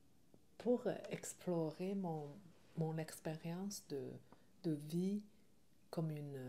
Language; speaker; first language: French; non-native, learner; Chinese